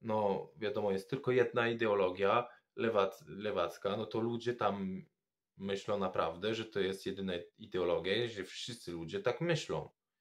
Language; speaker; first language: Polish; non-native, fluent; French